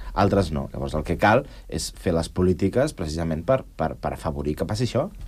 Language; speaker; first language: Catalan; non-native, local second language; Spanish